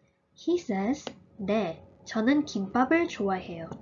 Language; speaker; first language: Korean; early bilingual, heritage; Korean